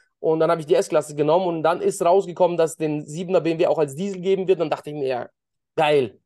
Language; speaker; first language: German; early bilingual, other home language; Russian